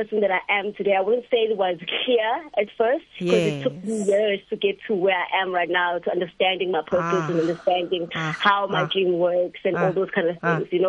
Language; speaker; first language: English; non-native, local second language; Zulu